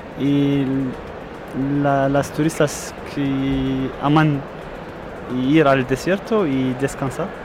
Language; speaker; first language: Spanish; non-native, learner; Arabic